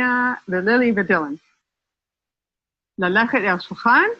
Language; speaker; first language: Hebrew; non-native, fluent; English